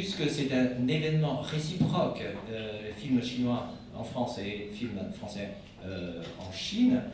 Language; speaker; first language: French; non-native, fluent; Chinese